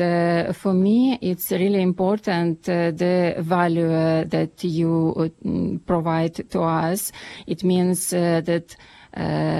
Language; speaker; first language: English; non-native, fluent; Ukrainian